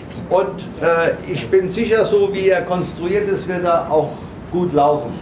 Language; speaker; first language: German; native; German